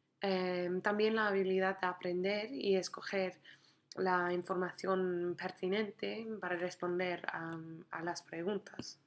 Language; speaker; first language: Spanish; non-native, fluent; English